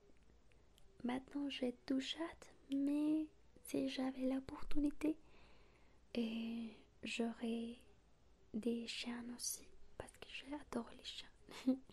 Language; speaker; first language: French; non-native, learner; Spanish